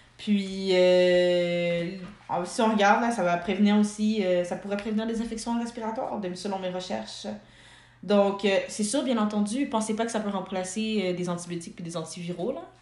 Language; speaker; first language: French; early bilingual, other home language; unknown